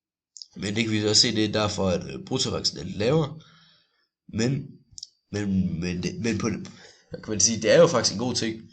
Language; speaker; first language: Danish; native; Danish